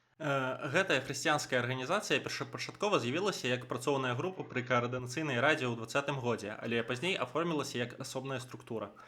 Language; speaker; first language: Belarusian; non-native, local second language; Russian